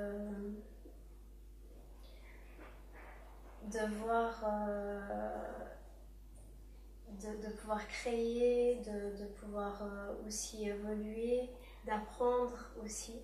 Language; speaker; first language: French; native; French